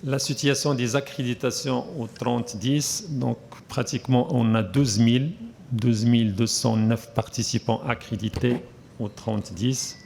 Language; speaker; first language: French; non-native, local second language; Arabic